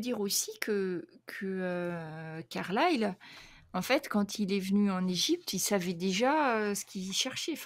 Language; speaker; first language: French; native; French